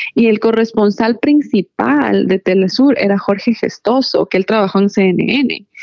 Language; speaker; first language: Spanish; native; Spanish